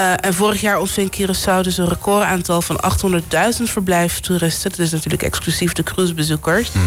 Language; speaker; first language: Dutch; non-native, local second language; Papiamento